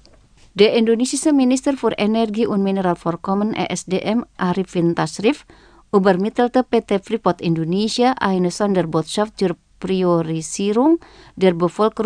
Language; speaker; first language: German; non-native, fluent; Indonesian